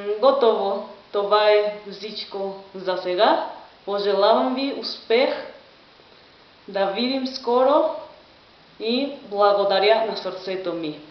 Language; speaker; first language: Bulgarian; non-native, learner; Spanish